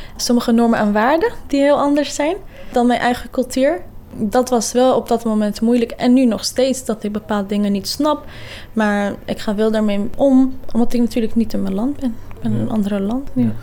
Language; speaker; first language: Dutch; early bilingual, other home language; Kurdish